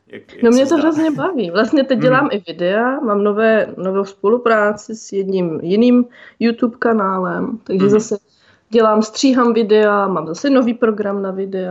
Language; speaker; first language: Czech; native; Czech